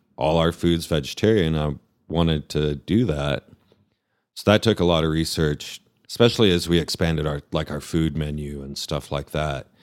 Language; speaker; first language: English; native; English